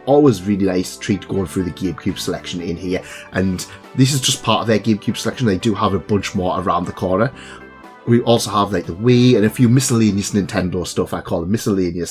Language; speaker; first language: English; native; English